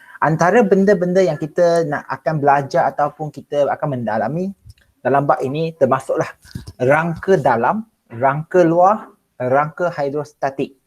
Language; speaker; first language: Malay; non-native, local second language; Chinese